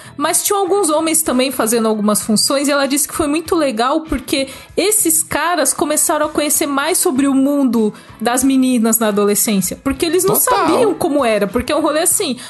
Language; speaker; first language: Portuguese; native; Portuguese